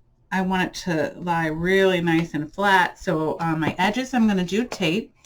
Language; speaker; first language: English; native; English